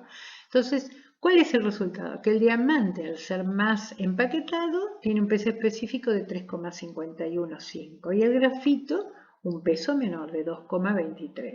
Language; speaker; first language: Spanish; native; Spanish